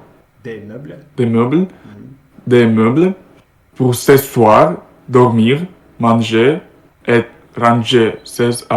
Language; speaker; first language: French; non-native, learner; Russian